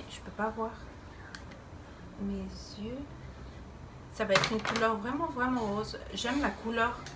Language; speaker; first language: French; non-native, fluent; Spanish